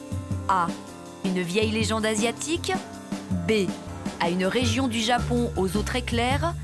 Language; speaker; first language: French; native; French